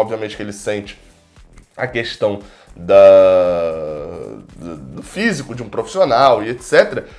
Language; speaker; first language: Portuguese; native; Portuguese